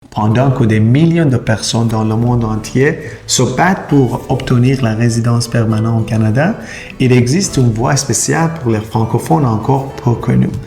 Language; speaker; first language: French; non-native, fluent; Persian